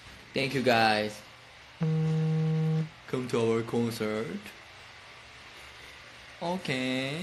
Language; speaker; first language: English; non-native, learner; Korean